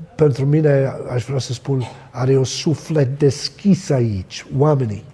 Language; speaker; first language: Romanian; non-native, learner; English